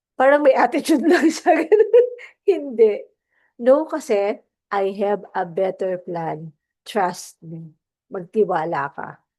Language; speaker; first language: Filipino; non-native, local second language; Cebuano